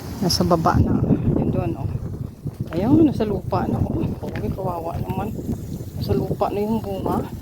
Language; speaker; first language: Filipino; non-native, local second language; Cebuano